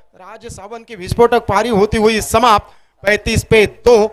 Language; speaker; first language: Hindi; non-native, local second language; Marathi